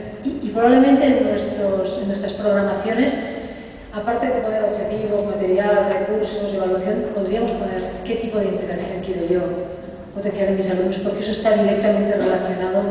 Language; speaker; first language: Spanish; native; Spanish